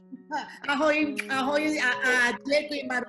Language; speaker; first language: Czech; non-native, learner; Spanish